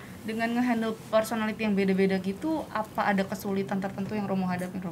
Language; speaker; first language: Indonesian; native; Indonesian